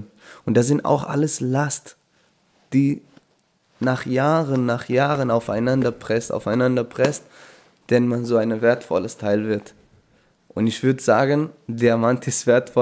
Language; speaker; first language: German; non-native, fluent; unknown